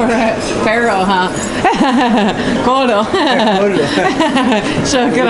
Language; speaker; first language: Arabic; non-native, learner; English